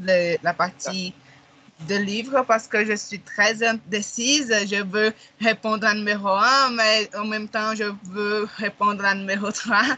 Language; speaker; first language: French; non-native, learner; Portuguese